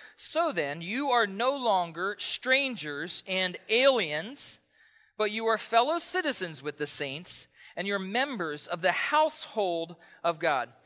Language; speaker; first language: English; native; English